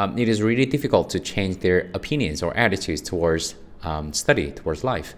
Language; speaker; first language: English; non-native, fluent; Chinese